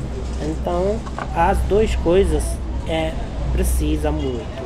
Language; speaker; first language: Portuguese; non-native, learner; Hindi